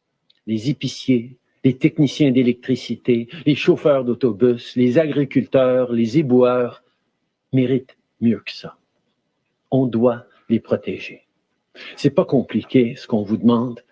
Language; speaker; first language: French; native; French